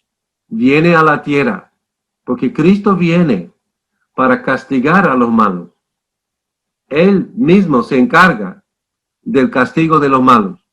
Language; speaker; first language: Spanish; non-native, fluent; English